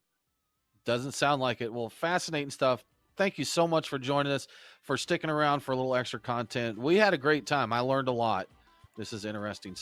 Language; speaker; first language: English; native; English